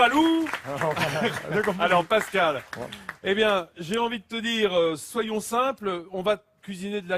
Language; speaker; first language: French; native; French